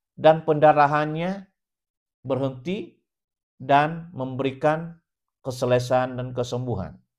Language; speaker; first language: Malay; non-native, local second language; Central Dusun